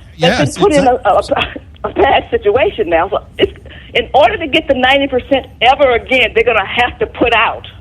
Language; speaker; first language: English; native; English